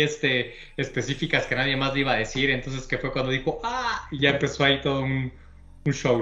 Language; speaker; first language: Spanish; native; Spanish